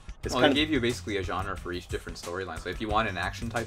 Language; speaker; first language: English; native; English